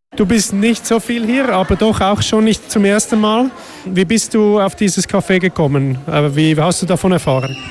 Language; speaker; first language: German; native; German